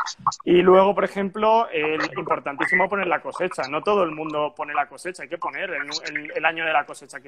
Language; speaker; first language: Spanish; native; Spanish